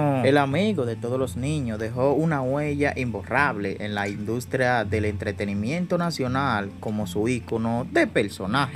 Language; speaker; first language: Spanish; native; Spanish